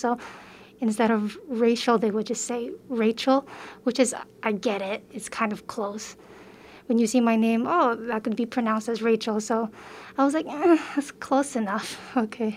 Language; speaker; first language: English; early bilingual, other home language; Filipino